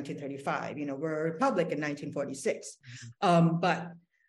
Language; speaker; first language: English; non-native, local second language; Waray